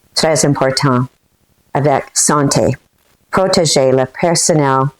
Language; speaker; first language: French; non-native, local second language; English